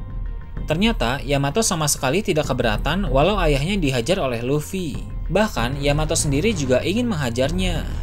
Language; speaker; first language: Indonesian; native; Indonesian